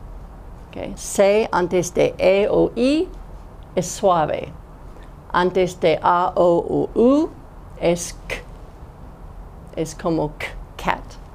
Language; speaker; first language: Spanish; non-native, fluent; English